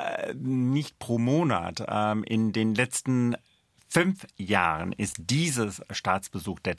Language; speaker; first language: German; non-native, fluent; English